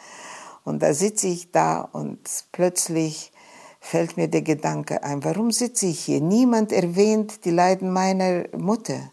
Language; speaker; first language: German; non-native, fluent; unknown